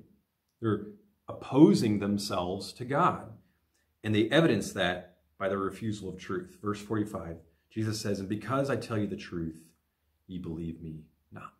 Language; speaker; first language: English; native; English